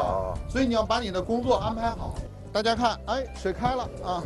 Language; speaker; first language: Chinese; native; Chinese